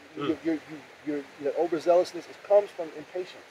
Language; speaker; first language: English; native; English